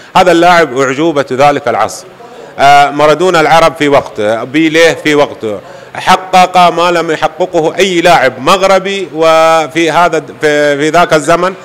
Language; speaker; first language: Arabic; native; Arabic